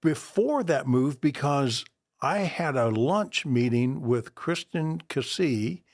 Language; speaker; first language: English; native; English